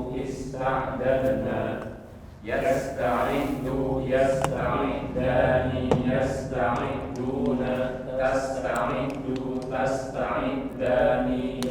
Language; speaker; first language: Arabic; non-native, learner; Indonesian